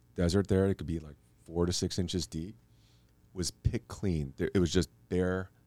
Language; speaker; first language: English; native; English